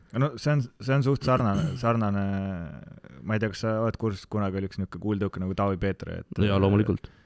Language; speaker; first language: Estonian; native; Estonian